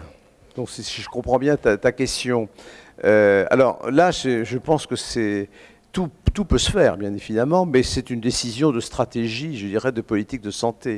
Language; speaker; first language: French; native; French